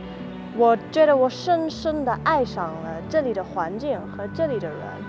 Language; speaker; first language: Chinese; non-native, fluent; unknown